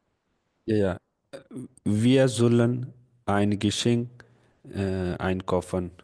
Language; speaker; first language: German; non-native, learner; Urdu